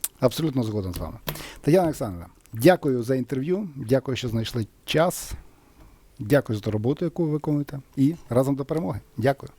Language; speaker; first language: Ukrainian; native; Ukrainian